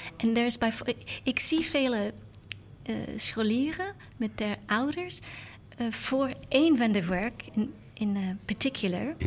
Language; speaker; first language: Dutch; non-native, learner; English